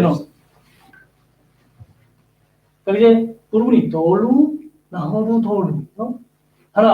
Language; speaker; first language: Czech; non-native, learner; Korean